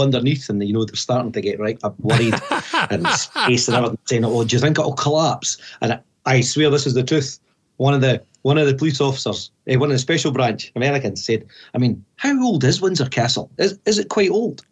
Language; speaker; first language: English; native; English